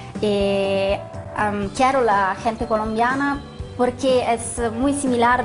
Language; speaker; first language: Spanish; non-native, learner; Italian